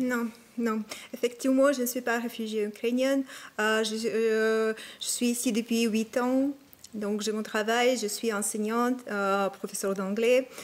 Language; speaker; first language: French; non-native, fluent; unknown